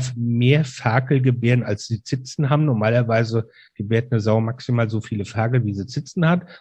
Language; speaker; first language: German; native; German